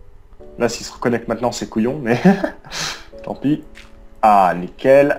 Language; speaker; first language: French; native; French